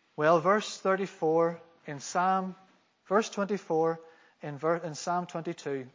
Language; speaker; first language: English; native; English